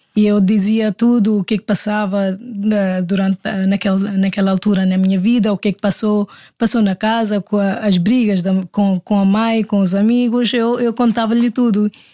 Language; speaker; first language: Portuguese; non-native, fluent; Hindi